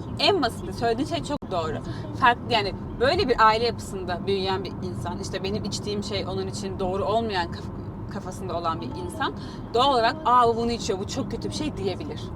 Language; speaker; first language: Turkish; native; Turkish